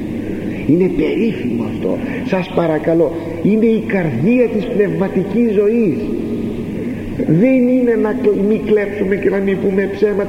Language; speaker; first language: Greek; native; Greek